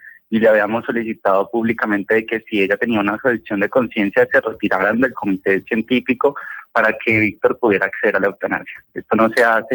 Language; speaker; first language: Spanish; native; Spanish